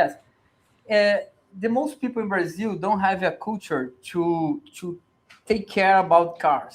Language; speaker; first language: English; non-native, learner; Portuguese